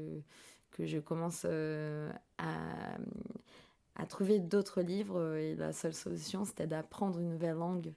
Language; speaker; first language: French; non-native, fluent; Portuguese